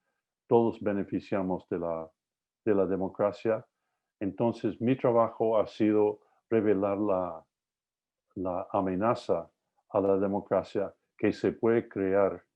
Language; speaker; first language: Spanish; non-native, fluent; English